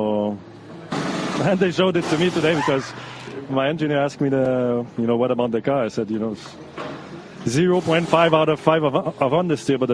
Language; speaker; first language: English; non-native, fluent; French